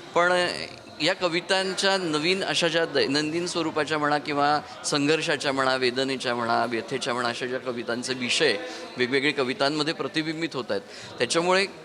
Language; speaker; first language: Marathi; native; Marathi